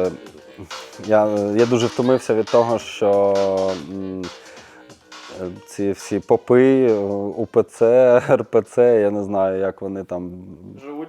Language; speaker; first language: Ukrainian; native; Ukrainian